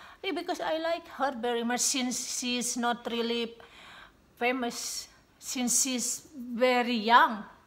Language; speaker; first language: English; non-native, learner; Indonesian